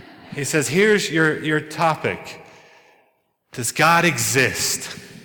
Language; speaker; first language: English; native; English